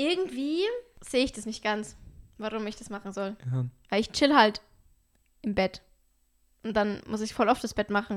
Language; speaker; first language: German; native; German